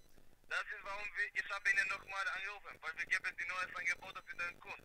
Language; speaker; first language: German; non-native, learner; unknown